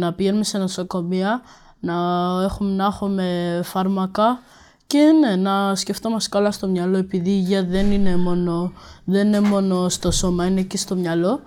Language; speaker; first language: Greek; early bilingual, other home language; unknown